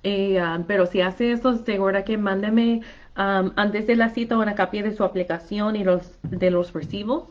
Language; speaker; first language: Spanish; non-native, fluent; English